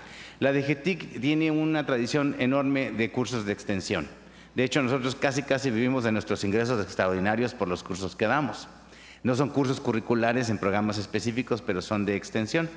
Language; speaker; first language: Spanish; native; Spanish